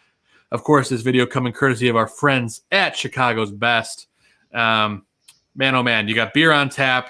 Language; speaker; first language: English; native; English